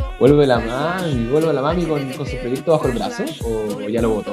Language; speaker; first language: Spanish; native; Spanish